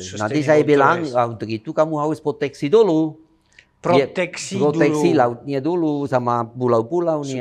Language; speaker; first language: Indonesian; non-native, fluent; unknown